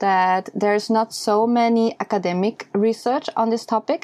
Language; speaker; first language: English; non-native, fluent; German